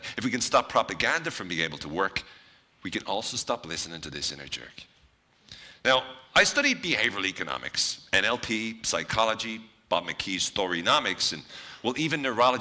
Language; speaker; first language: English; native; English